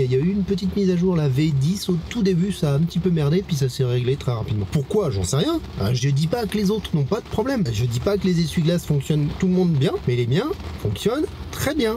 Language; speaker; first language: French; native; French